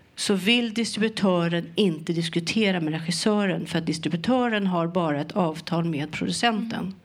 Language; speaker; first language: Swedish; native; Swedish